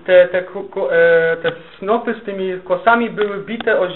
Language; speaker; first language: Polish; native; Polish